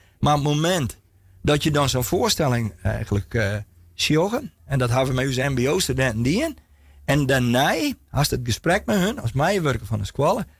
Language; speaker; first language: Dutch; non-native, local second language; Western Frisian